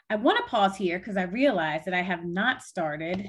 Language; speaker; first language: English; native; English